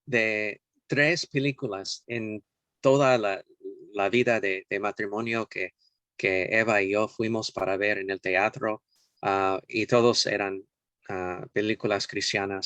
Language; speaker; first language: Spanish; non-native, fluent; English